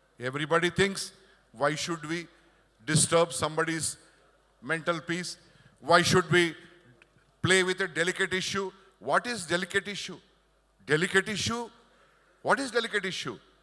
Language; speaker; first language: English; non-native, local second language; Telugu